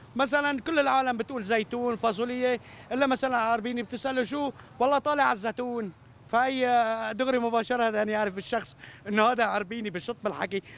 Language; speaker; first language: Arabic; native; Arabic